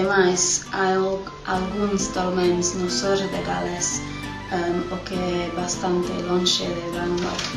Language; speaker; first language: Spanish; non-native, learner; English